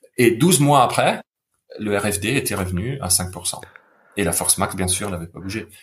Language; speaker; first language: French; non-native, fluent; Italian